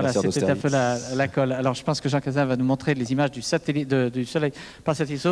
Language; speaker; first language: French; native; French